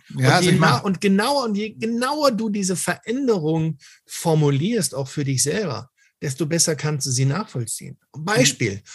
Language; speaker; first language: German; native; German